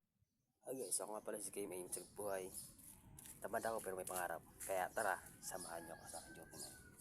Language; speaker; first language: Filipino; native; Filipino